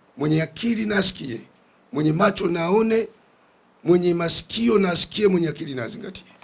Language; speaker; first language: Swahili; native; Swahili